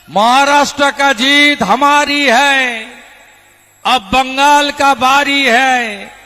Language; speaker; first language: Hindi; non-native, local second language; Bangla